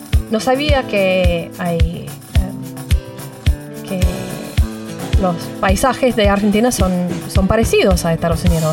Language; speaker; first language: Spanish; non-native, learner; English